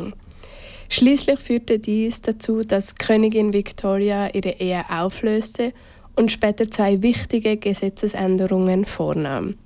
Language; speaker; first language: German; native; German